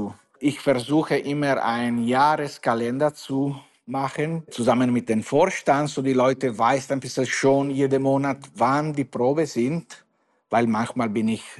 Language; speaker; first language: German; non-native, fluent; Italian